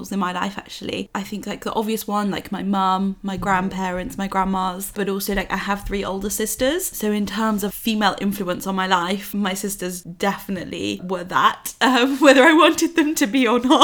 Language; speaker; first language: English; native; English